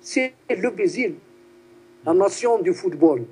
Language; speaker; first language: French; non-native, local second language; Arabic